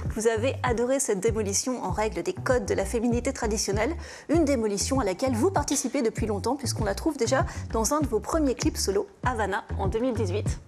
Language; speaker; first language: French; native; French